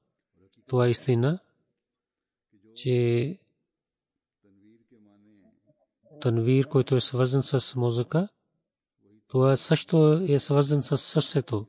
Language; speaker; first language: Bulgarian; non-native, learner; Urdu